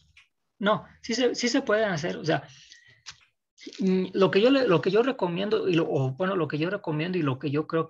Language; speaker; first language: Spanish; native; Spanish